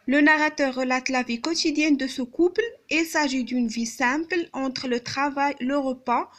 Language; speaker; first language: French; non-native, local second language; Arabic